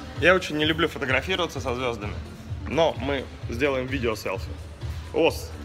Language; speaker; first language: Russian; native; Russian